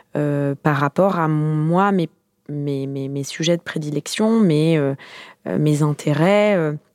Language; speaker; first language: French; native; French